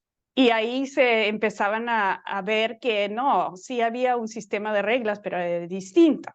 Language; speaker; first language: Spanish; non-native, fluent; English